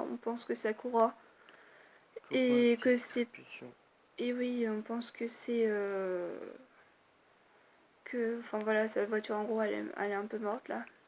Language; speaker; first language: French; native; French